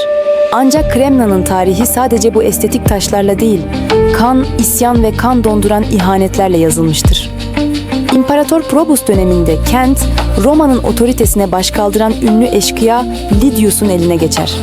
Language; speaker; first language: Turkish; native; Turkish